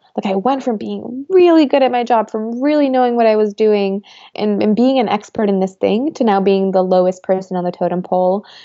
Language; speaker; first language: English; early bilingual, other home language; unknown